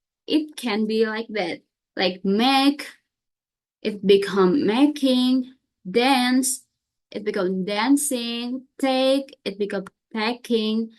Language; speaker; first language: English; non-native, learner; Indonesian